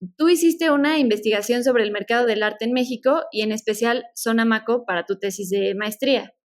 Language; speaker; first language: Spanish; native; Spanish